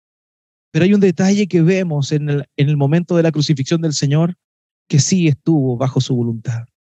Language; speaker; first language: Spanish; native; Spanish